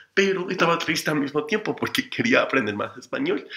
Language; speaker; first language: Spanish; non-native, fluent; English